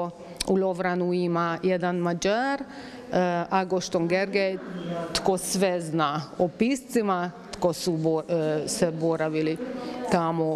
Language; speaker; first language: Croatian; non-native, fluent; Hungarian